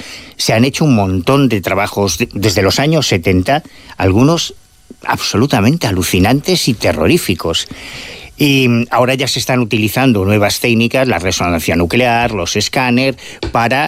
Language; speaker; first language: Spanish; native; Spanish